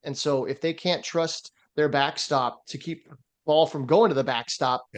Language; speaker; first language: English; native; English